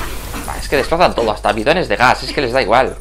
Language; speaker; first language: Spanish; native; Spanish